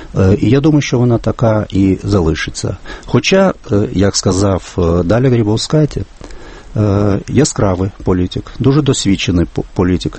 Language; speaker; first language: Ukrainian; non-native, fluent; Lithuanian